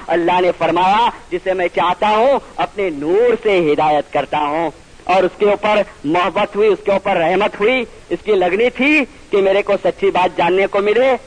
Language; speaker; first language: Urdu; non-native, local second language; Gujarati